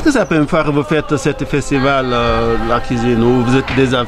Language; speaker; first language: French; native; French